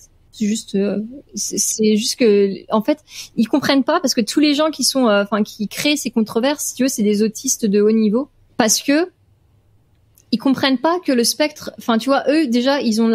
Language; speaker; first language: French; native; French